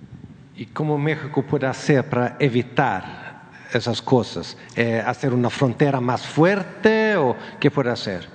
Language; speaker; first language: Spanish; non-native, learner; Swedish